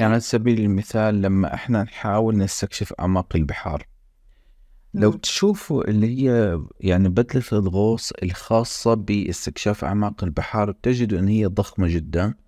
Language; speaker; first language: Arabic; native; Arabic